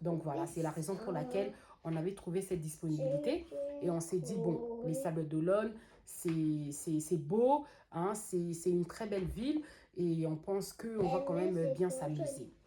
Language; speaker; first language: French; native; French